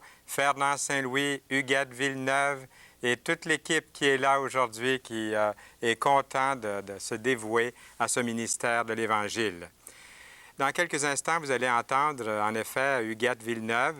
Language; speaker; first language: French; native; French